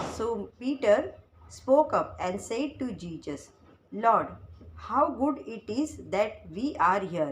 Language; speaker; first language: English; non-native, local second language; Hindi